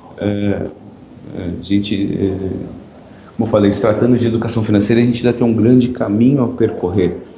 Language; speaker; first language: Portuguese; native; Portuguese